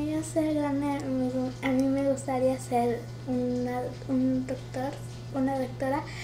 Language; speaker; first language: Spanish; early bilingual, heritage; Spanish